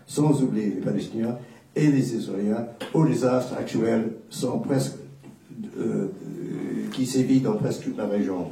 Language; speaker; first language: French; non-native, fluent; English